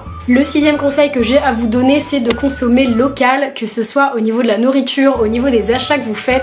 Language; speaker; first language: French; native; French